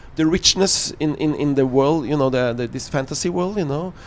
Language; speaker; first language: English; non-native, fluent; Norwegian